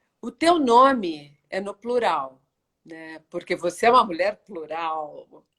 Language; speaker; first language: Portuguese; native; Portuguese